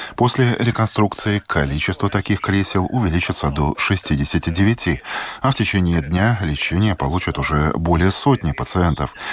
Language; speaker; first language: Russian; non-native, local second language; Latvian